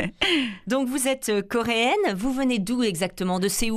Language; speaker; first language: French; native; French